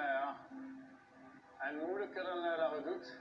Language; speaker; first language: Dutch; non-native, local second language; French